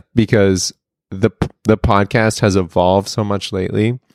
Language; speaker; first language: English; native; English